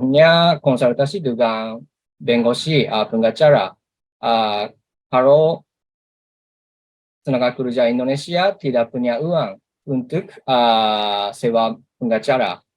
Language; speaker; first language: Indonesian; non-native, learner; Japanese